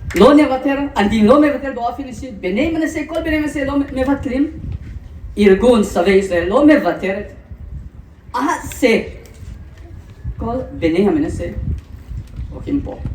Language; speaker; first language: Hebrew; non-native, fluent; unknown